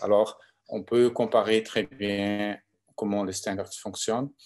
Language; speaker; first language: French; non-native, local second language; German